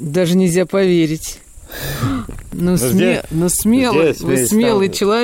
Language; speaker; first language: Russian; native; Russian